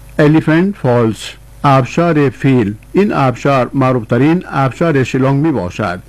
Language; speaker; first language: Persian; non-native, fluent; Urdu